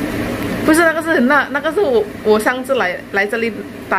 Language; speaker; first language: Chinese; non-native, learner; Indonesian